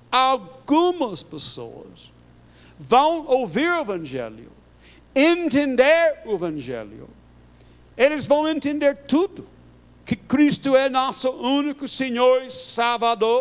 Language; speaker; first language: Portuguese; non-native, fluent; English